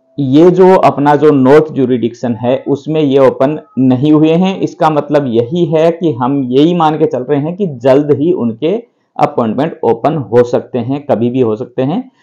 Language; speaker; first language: Hindi; native; Hindi